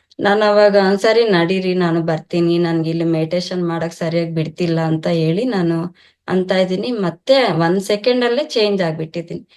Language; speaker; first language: Kannada; non-native, local second language; Telugu